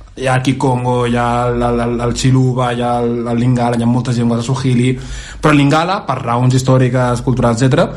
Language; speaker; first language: Catalan; early bilingual, other home language; Lingala